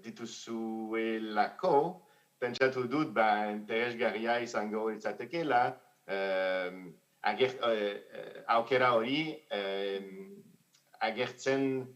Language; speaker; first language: Basque; non-native, fluent; French